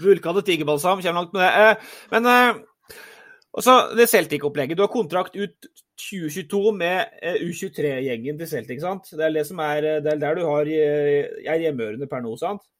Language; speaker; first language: Norwegian; native; Norwegian